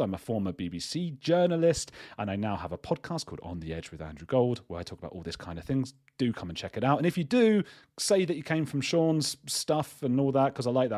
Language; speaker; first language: English; native; English